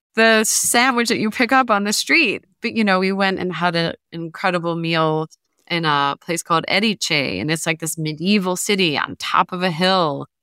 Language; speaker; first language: English; native; English